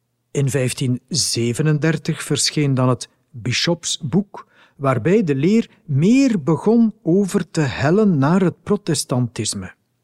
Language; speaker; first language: Dutch; native; Dutch